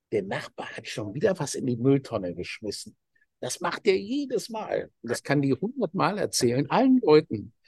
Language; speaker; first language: German; native; German